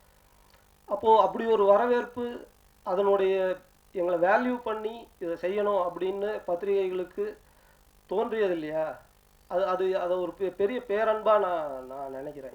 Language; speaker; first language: Tamil; native; Tamil